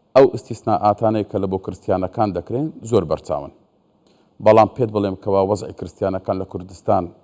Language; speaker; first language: Central Kurdish; non-native, local second language; Assyrian Neo-Aramaic